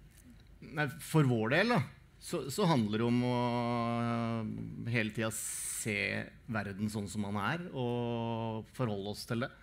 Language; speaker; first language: Norwegian; native; Norwegian